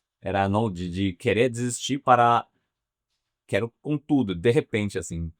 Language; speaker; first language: Portuguese; non-native, fluent; Chinese